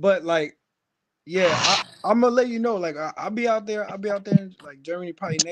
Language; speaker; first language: English; native; English